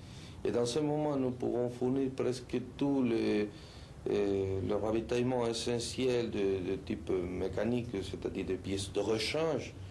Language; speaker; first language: French; non-native, learner; Spanish